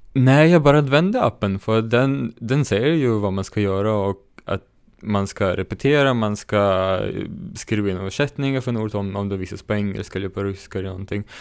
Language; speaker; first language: Swedish; non-native, fluent; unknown